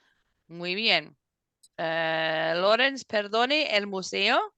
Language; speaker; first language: Spanish; non-native, fluent; English